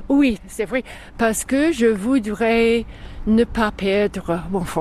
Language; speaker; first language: French; non-native, fluent; English